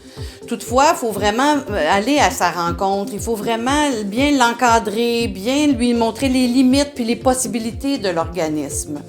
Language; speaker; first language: French; native; French